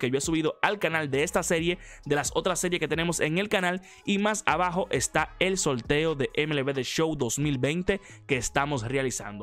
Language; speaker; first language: Spanish; native; Spanish